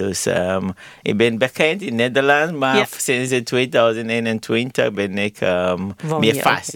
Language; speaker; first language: Dutch; non-native, learner; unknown